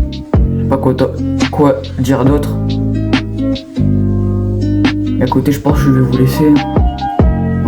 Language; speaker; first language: French; native; French